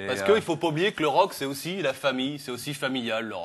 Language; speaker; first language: French; native; French